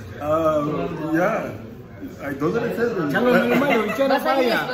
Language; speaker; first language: English; non-native, learner; Spanish